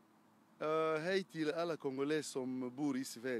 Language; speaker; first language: Swedish; non-native, fluent; French